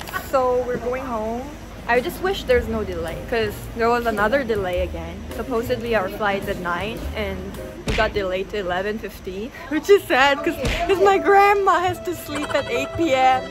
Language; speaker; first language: English; non-native, local second language; Korean